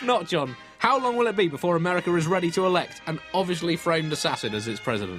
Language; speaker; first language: English; native; English